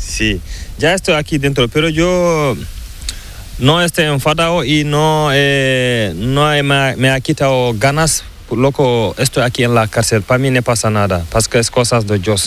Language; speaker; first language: Spanish; non-native, learner; Fula